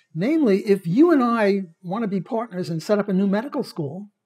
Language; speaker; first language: English; native; English